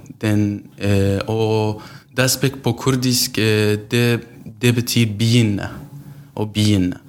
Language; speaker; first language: Norwegian; non-native, learner; Central Kurdish